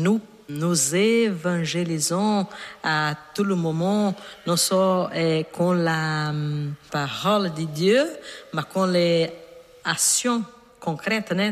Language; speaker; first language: French; non-native, learner; Portuguese